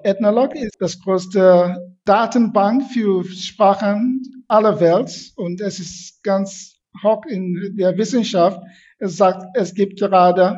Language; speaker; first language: German; non-native, fluent; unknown